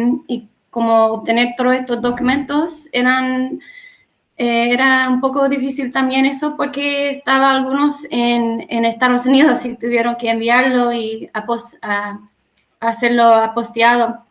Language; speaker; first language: Spanish; non-native, learner; English